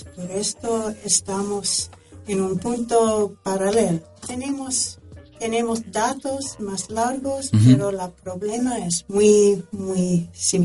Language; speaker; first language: Spanish; non-native, fluent; English